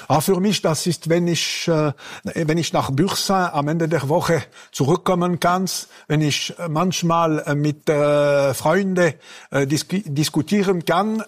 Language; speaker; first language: German; non-native, local second language; French